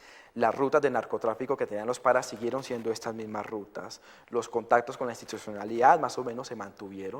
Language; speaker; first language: Spanish; native; Spanish